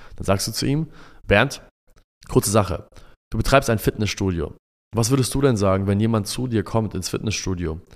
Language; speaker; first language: German; early bilingual, other home language; Arabic